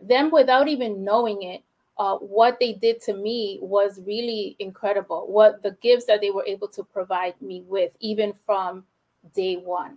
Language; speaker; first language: English; early bilingual, other home language; Spanish